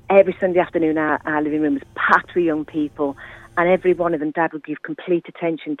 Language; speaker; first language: English; native; English